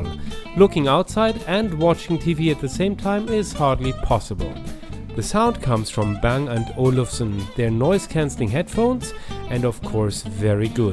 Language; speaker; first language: English; non-native, fluent; German